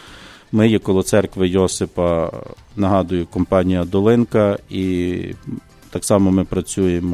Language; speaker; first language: Ukrainian; native; Ukrainian